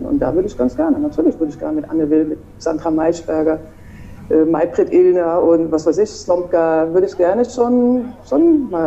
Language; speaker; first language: German; native; German